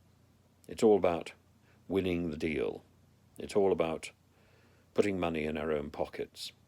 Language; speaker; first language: English; native; English